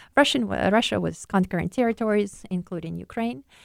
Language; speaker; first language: English; non-native, fluent; Ukrainian